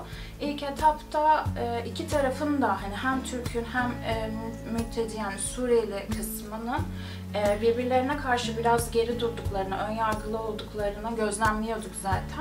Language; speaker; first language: Turkish; native; Turkish